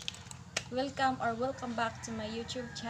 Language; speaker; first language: English; non-native, local second language; Cebuano